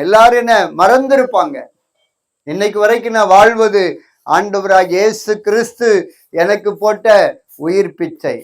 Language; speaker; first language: Tamil; native; Tamil